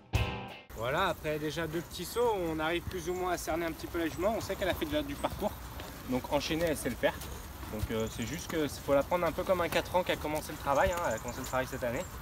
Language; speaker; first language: French; native; French